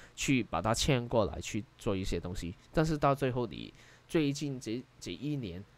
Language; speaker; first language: Chinese; non-native, local second language; Cantonese